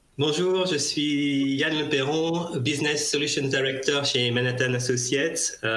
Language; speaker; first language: French; native; French